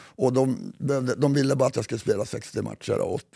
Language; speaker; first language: Swedish; native; Swedish